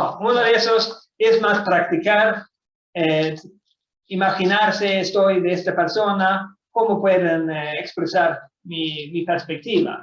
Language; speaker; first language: Spanish; non-native, fluent; Swedish